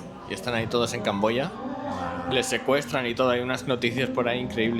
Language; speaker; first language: Spanish; native; Spanish